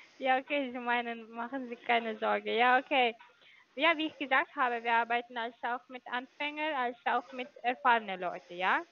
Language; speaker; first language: German; non-native, learner; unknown